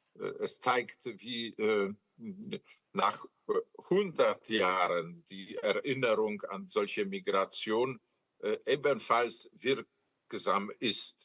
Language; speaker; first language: German; non-native, fluent; Polish